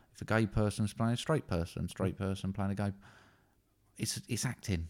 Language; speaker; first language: English; native; English